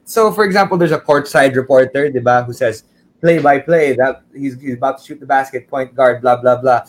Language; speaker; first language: English; early bilingual, other home language; Filipino